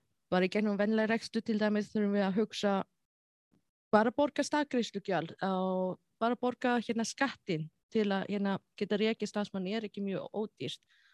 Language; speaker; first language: Icelandic; non-native, fluent; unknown